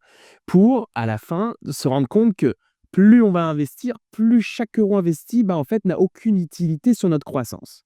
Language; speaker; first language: French; native; French